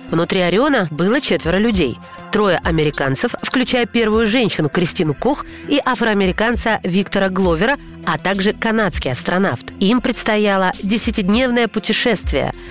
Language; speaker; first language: Russian; native; Russian